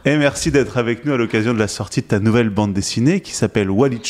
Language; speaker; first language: French; native; French